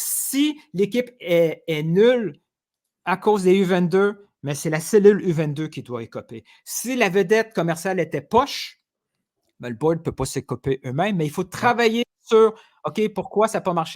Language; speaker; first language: French; native; French